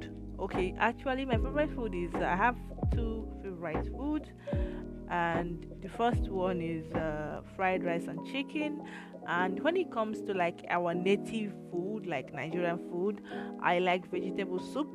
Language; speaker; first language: English; non-native, local second language; Igbo